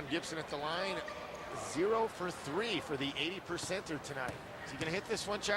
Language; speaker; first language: English; native; English